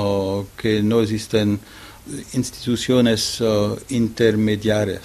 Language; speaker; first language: Spanish; non-native, fluent; French